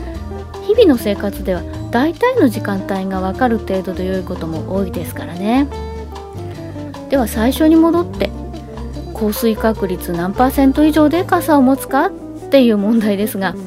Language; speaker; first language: Japanese; native; Japanese